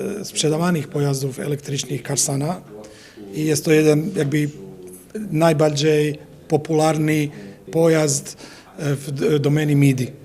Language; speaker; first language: Polish; non-native, fluent; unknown